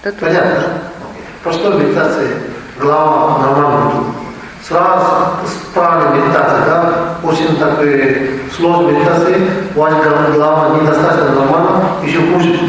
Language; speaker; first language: Russian; non-native, learner; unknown